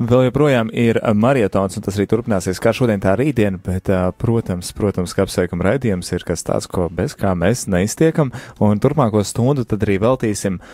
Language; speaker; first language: Latvian; native; Latvian